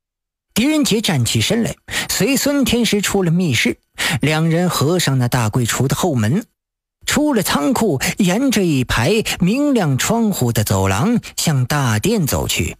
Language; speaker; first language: Chinese; native; Chinese